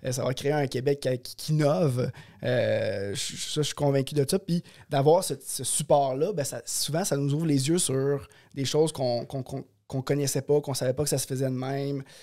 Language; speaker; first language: French; native; French